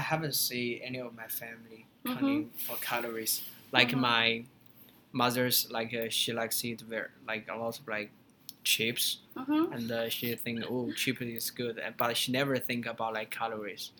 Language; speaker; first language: English; non-native, learner; Chinese